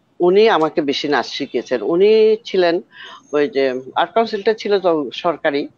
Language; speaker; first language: Bangla; non-native, local second language; Chakma